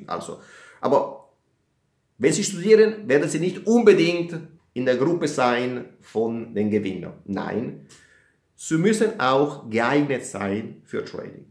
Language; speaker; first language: German; non-native, fluent; Italian